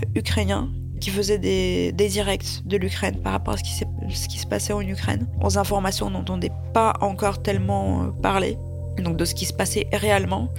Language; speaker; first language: French; early bilingual, other home language; Russian